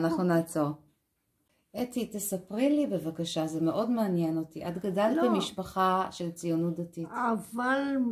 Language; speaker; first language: Hebrew; native; Hebrew